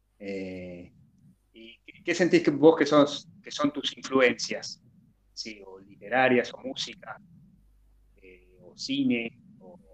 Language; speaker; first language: Spanish; native; Spanish